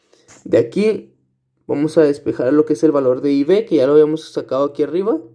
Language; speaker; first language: Spanish; native; Spanish